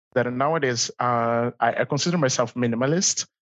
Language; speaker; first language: English; non-native, fluent; Portuguese